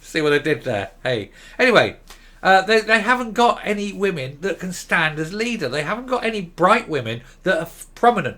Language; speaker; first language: English; native; English